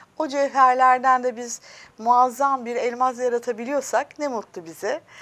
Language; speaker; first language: Turkish; early bilingual, heritage; Turkish